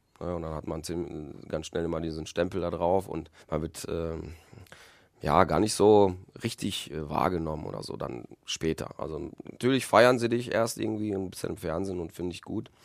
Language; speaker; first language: German; early bilingual, other home language; Polish